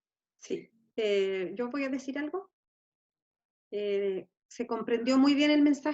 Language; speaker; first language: Spanish; native; Spanish